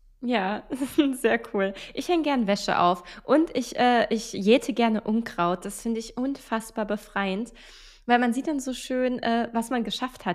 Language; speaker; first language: German; native; German